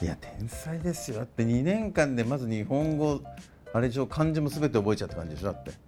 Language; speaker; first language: Japanese; native; Japanese